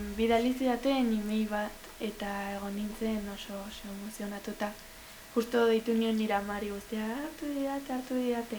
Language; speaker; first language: Basque; non-native, local second language; Spanish